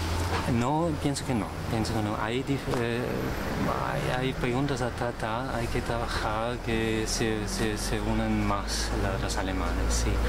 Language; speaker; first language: Spanish; non-native, learner; German